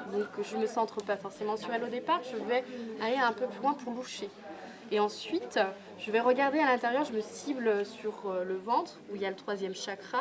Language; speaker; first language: French; native; French